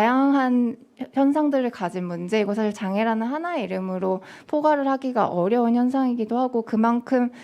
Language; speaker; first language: Korean; native; Korean